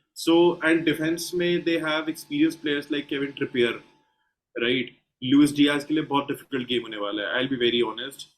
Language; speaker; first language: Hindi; native; Hindi